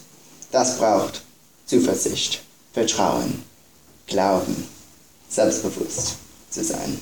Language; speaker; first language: German; non-native, fluent; English